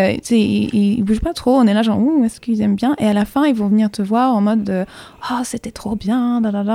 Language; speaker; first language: French; native; French